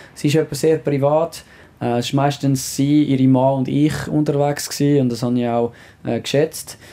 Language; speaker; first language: German; non-native, local second language; French